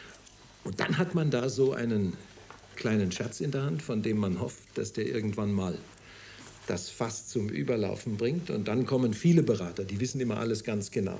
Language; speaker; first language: German; native; German